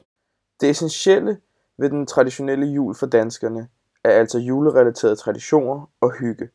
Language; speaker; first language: Danish; native; Danish